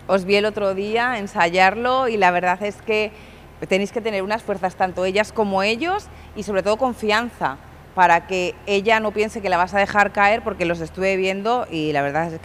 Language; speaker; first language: Spanish; native; Spanish